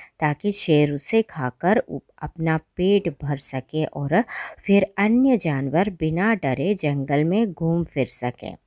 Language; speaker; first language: Hindi; non-native, local second language; Malayalam